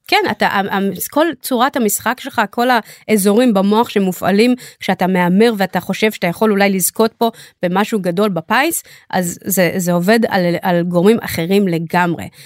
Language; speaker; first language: Hebrew; native; Hebrew